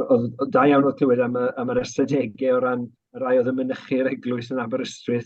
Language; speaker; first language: Welsh; native; Welsh